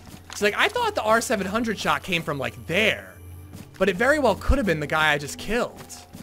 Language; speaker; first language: English; native; English